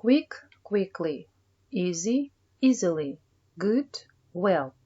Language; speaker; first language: English; non-native, fluent; Kazakh